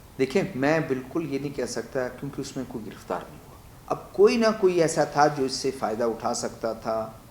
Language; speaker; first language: Urdu; non-native, local second language; Baluchi